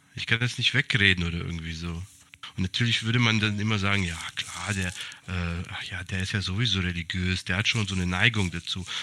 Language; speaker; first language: German; early bilingual, other home language; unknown